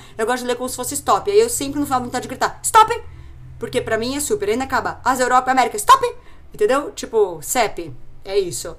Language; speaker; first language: Portuguese; native; Portuguese